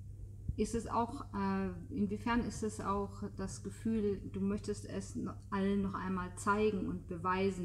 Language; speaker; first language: German; native; German